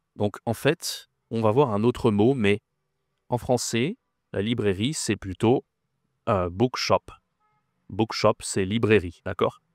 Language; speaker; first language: French; native; French